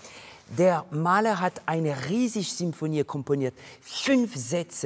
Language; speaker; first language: German; non-native, fluent; French